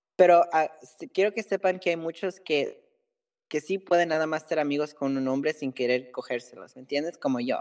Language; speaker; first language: Spanish; early bilingual, heritage; Spanish